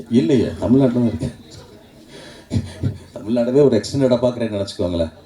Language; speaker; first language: Tamil; native; Tamil